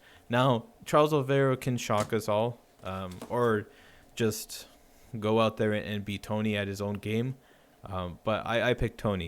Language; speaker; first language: English; native; English